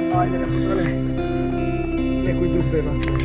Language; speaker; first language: Macedonian; native; Macedonian